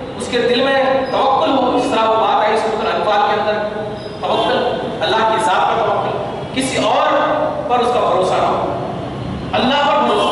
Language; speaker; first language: Urdu; native; Urdu